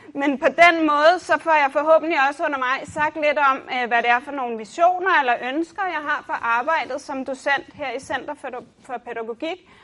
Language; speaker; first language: Danish; native; Danish